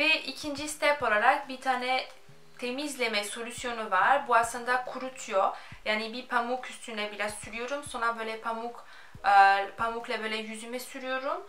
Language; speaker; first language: Turkish; non-native, fluent; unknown